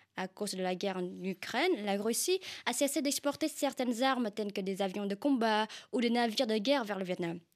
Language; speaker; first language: French; non-native, fluent; Vietnamese